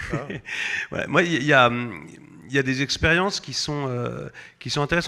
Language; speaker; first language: French; native; French